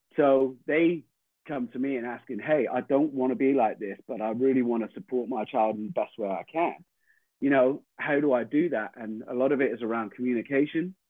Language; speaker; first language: English; native; English